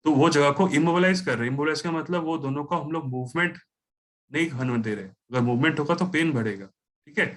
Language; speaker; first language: Hindi; non-native, local second language; Bangla